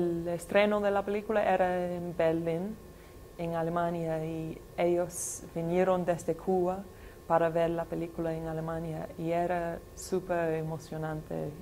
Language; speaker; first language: Spanish; non-native, fluent; English